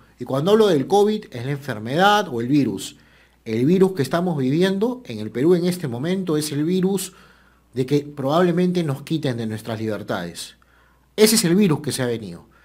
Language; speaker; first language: Spanish; native; Spanish